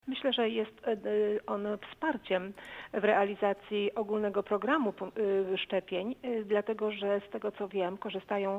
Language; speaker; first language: Polish; native; Polish